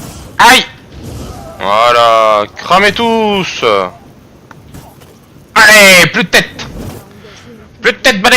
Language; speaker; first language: French; native; French